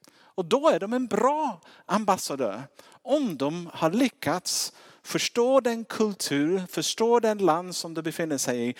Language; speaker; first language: Swedish; non-native, fluent; English